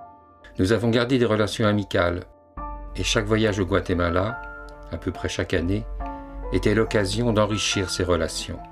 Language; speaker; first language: French; native; French